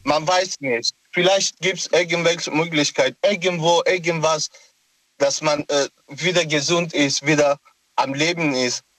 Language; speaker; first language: German; non-native, local second language; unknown